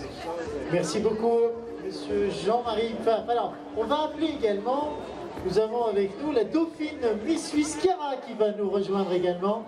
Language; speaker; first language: French; native; French